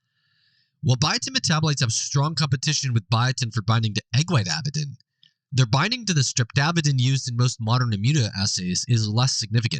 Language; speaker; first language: English; native; English